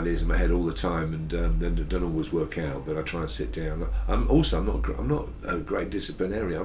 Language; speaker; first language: English; native; English